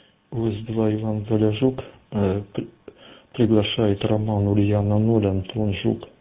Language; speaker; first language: Russian; native; Russian